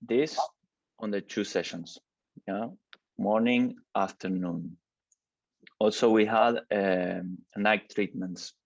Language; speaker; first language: English; non-native, learner; Spanish